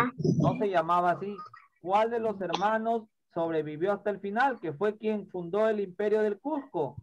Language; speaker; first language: Spanish; native; Spanish